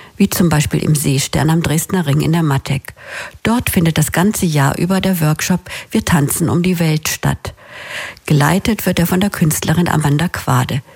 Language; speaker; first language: German; native; German